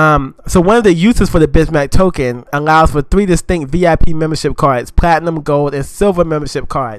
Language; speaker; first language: English; native; English